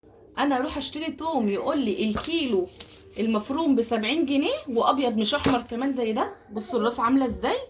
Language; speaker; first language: Arabic; native; Arabic